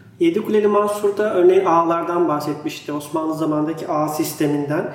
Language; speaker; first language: Turkish; native; Turkish